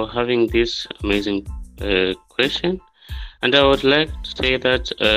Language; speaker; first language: English; non-native, local second language; Swahili